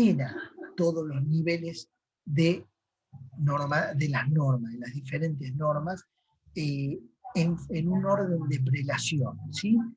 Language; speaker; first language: Spanish; native; Spanish